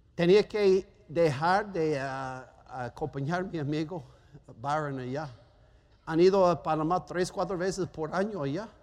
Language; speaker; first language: Spanish; non-native, fluent; German